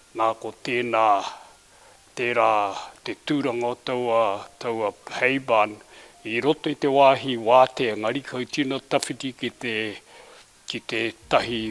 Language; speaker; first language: Māori; native; Māori